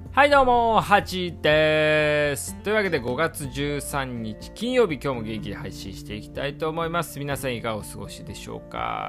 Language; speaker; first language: Japanese; native; Japanese